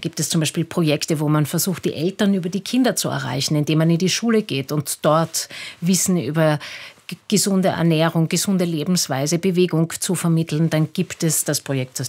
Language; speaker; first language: German; native; German